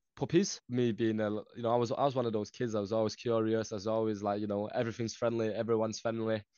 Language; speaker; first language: English; early bilingual, other home language; Northeastern Thai